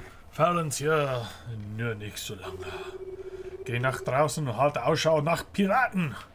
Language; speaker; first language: German; non-native, learner; English